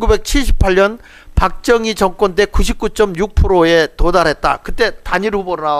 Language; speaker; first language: Korean; native; Korean